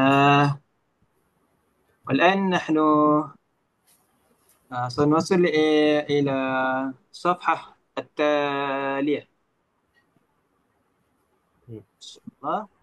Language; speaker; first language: Arabic; non-native, learner; Malay